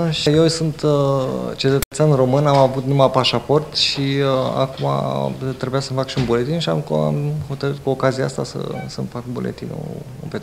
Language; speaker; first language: Romanian; early bilingual, heritage; Romanian